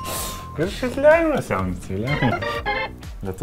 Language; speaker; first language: Lithuanian; native; Lithuanian